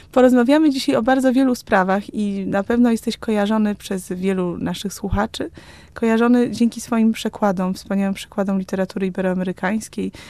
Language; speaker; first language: Polish; native; Polish